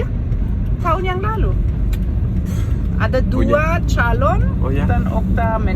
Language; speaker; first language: Indonesian; non-native, fluent; German